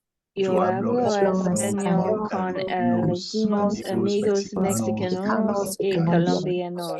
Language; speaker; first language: Spanish; non-native, learner; English